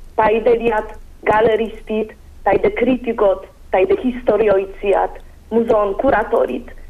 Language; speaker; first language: Finnish; non-native, learner; Polish